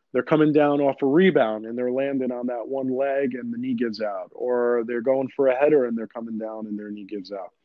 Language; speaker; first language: English; early bilingual, other home language; Greek